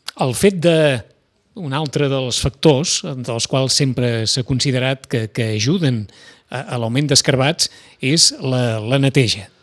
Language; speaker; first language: Catalan; native; Catalan